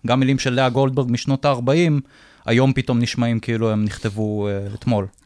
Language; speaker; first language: Hebrew; native; Hebrew